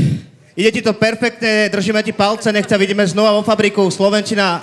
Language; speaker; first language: Slovak; native; Slovak